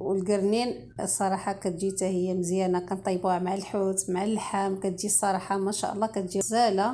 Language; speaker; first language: Arabic; native; Arabic